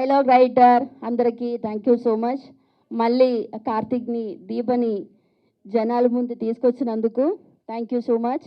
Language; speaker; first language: Telugu; non-native, local second language; Malayalam